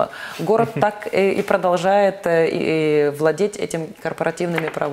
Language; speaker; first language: Russian; native; Russian